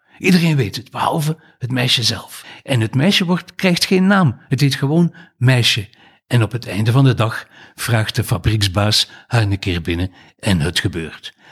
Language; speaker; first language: Dutch; native; Dutch